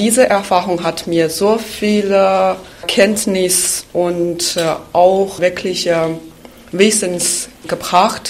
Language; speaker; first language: German; non-native, fluent; Chinese